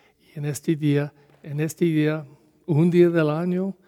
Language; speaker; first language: Spanish; non-native, learner; English